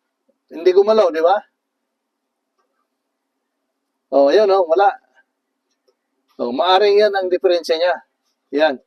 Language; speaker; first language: Filipino; native; Filipino